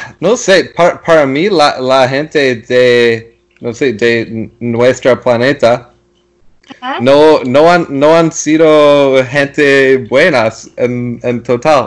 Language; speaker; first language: Spanish; non-native, learner; English